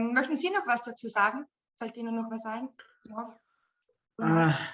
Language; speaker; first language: German; native; German